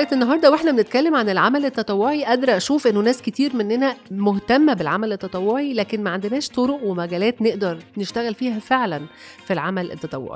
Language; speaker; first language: Arabic; native; Arabic